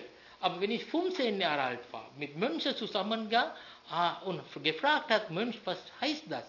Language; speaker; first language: German; non-native, learner; Sinhala